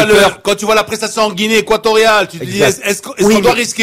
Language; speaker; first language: French; non-native, local second language; Arabic